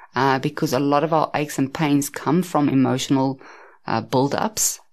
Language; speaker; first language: English; native; English